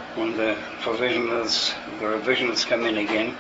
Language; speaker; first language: English; native; English